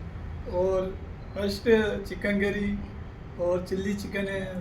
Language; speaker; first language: Hindi; native; Hindi